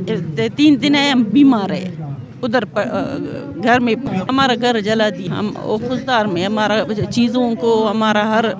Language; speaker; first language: Hindi; non-native, local second language; Baluchi